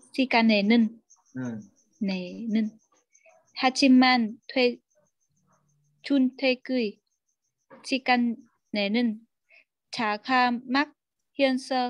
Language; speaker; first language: Korean; non-native, learner; Vietnamese